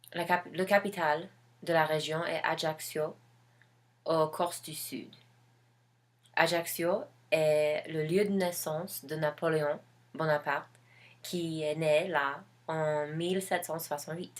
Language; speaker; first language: French; non-native, learner; English